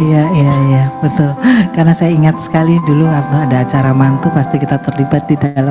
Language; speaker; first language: Indonesian; native; Indonesian